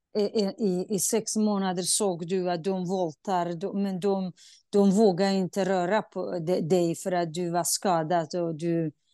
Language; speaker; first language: Swedish; non-native, fluent; Kurdish